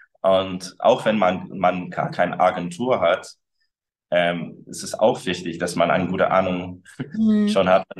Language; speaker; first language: German; early bilingual, other home language; English